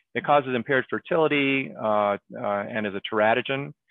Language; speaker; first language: English; native; English